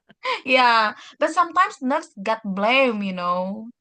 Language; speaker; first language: English; non-native, fluent; Indonesian